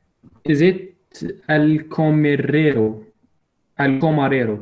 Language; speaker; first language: Spanish; non-native, learner; English